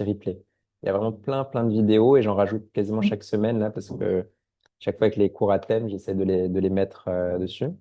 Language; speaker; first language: French; native; French